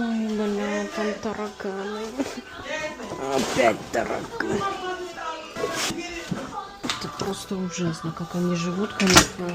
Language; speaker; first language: Russian; non-native, local second language; Tajik